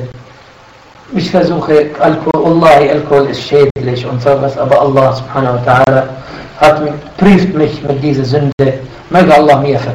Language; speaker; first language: German; non-native, fluent; Arabic